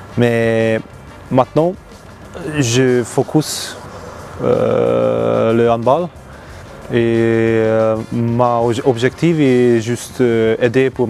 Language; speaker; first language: French; non-native, learner; Hungarian